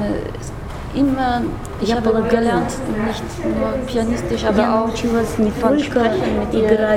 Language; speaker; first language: German; non-native, learner; Russian